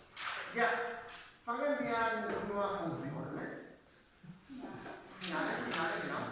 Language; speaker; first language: German; non-native, learner; Spanish